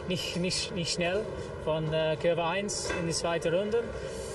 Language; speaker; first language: German; non-native, learner; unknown